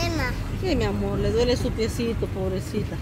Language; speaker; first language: Spanish; native; Spanish